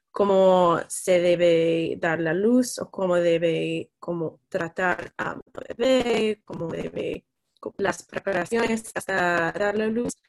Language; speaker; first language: Spanish; non-native, fluent; English